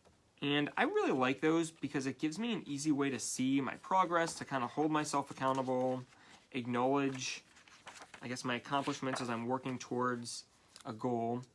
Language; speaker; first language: English; native; English